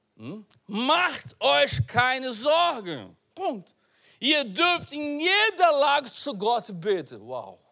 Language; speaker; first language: German; non-native, learner; Portuguese